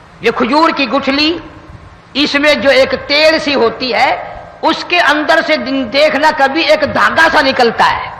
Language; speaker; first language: Urdu; non-native, local second language; Punjabi